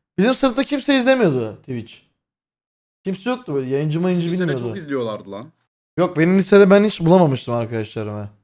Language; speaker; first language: Turkish; native; Turkish